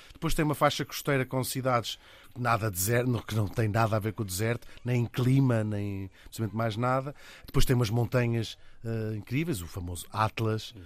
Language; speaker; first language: Portuguese; native; Portuguese